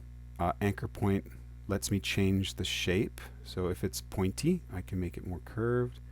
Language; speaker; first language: English; native; English